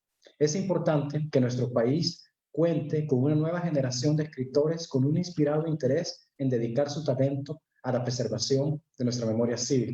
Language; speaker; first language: Spanish; native; Spanish